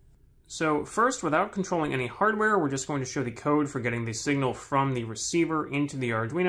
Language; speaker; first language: English; native; English